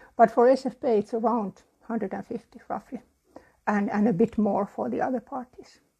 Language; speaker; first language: English; non-native, fluent; Finnish